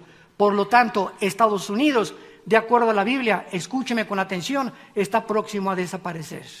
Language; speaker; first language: Spanish; native; Spanish